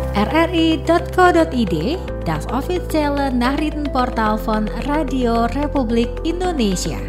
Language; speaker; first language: German; non-native, fluent; Indonesian